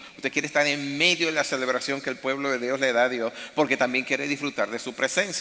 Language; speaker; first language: Spanish; native; Spanish